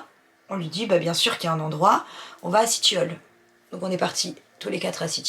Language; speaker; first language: French; native; French